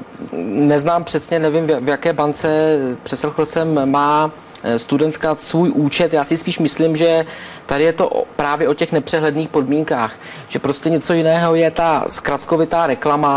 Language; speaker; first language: Czech; native; Czech